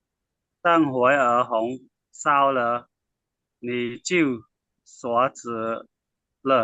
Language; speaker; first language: Chinese; non-native, learner; Khmer